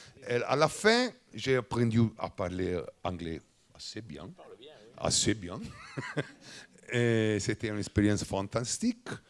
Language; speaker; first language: French; non-native, learner; Italian